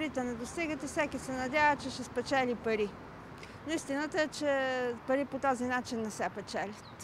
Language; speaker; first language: Bulgarian; native; Bulgarian